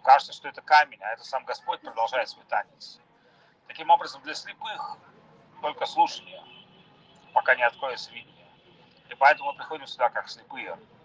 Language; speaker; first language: Russian; native; Russian